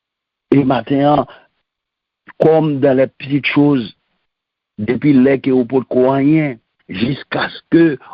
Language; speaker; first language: French; non-native, local second language; Haitian Creole